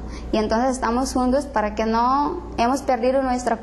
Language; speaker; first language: Spanish; non-native, learner; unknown